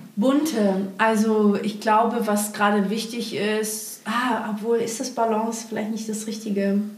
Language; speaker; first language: German; early bilingual, other home language; Portuguese